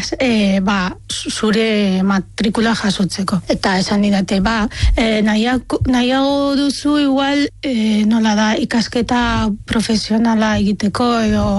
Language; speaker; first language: Basque; non-native, fluent; Arabic